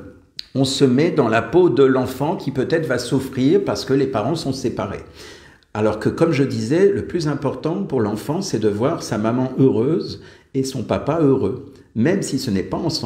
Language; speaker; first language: French; native; French